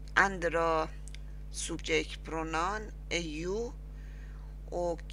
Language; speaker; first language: English; non-native, learner; Persian